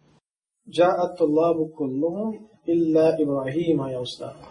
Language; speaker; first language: Arabic; non-native, learner; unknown